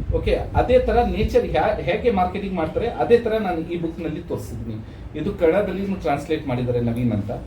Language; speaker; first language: Kannada; non-native, local second language; Urdu